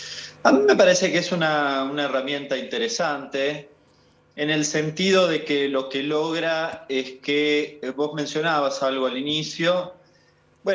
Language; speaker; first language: Spanish; native; Spanish